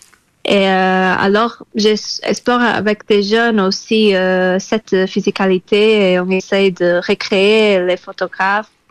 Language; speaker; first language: French; non-native, fluent; Portuguese